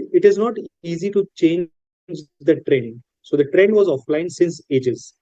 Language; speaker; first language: English; non-native, local second language; Hindi